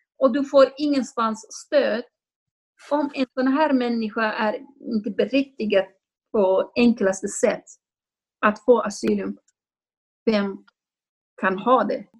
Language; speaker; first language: Swedish; non-native, fluent; Kurdish